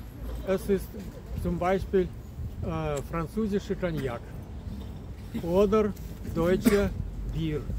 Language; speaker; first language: German; non-native, fluent; Russian